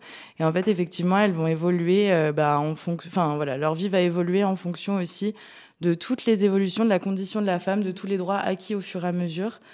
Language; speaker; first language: French; native; French